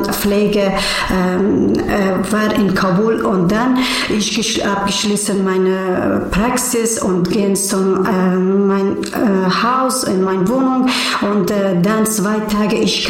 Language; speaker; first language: German; non-native, learner; Persian